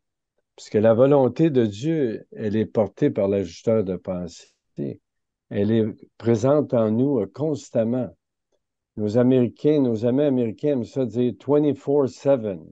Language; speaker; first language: French; native; French